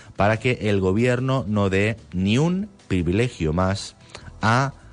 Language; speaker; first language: Spanish; non-native, local second language; Catalan